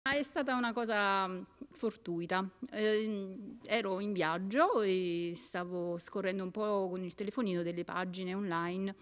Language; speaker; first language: Italian; native; Italian